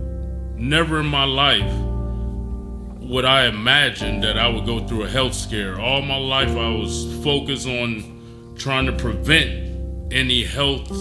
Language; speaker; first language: English; native; English